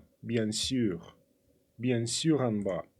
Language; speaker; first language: French; non-native, fluent; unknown